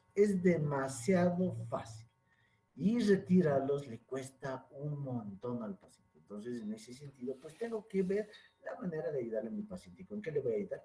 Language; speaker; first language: Spanish; native; Spanish